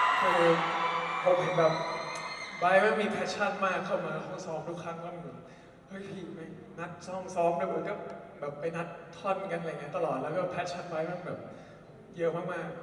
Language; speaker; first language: Thai; native; Thai